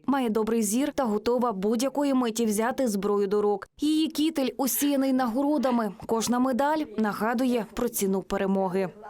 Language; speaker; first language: Ukrainian; native; Ukrainian